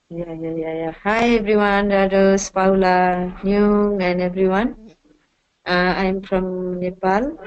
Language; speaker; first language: English; non-native, learner; Nepali